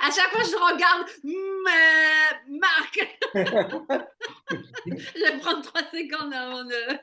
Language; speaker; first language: French; non-native, fluent; Hebrew